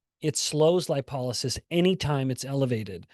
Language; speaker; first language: English; native; English